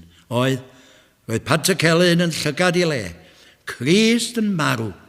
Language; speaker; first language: Welsh; native; Welsh